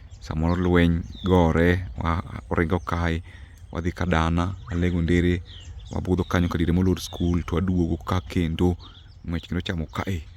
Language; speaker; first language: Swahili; non-native, local second language; Luo (Kenya and Tanzania)